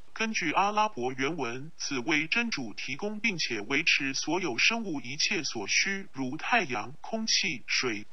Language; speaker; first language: Chinese; non-native, local second language; Cantonese